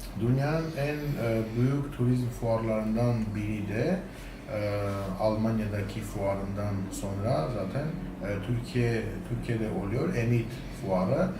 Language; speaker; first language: Turkish; non-native, fluent; Armenian